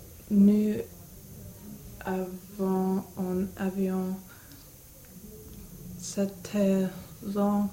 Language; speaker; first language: French; non-native, learner; English